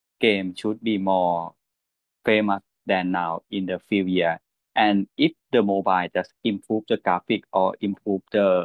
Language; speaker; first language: English; non-native, learner; Thai